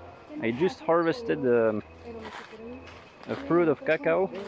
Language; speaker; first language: English; non-native, fluent; French